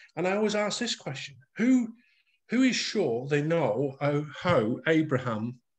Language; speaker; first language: English; native; English